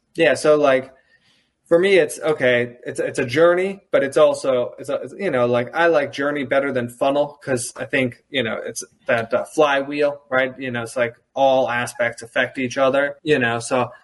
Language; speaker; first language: English; early bilingual, other home language; German